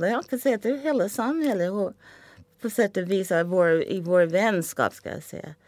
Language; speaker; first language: Swedish; non-native, fluent; English